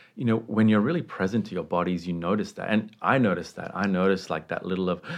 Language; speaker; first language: English; non-native, local second language; Sinhala